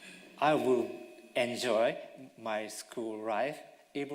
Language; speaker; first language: English; non-native, learner; Japanese